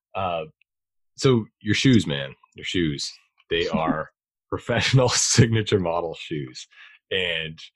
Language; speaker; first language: English; native; English